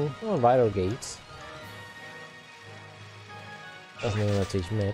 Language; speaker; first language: German; native; German